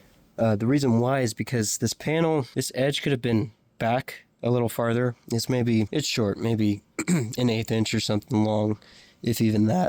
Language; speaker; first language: English; native; English